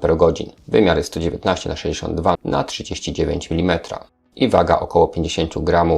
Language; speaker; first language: Polish; native; Polish